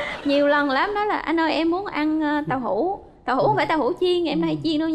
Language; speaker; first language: Vietnamese; native; Vietnamese